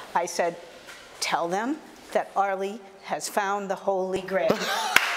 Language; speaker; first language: English; native; English